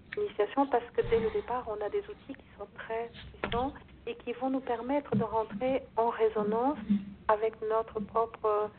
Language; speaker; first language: French; non-native, fluent; Portuguese